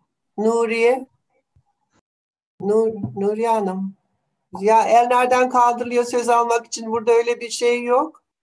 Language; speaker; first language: Turkish; native; Turkish